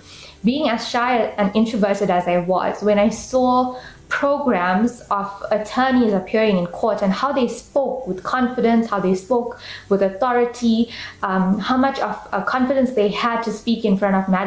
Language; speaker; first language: English; native; English